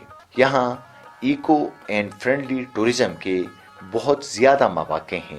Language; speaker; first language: Urdu; native; Urdu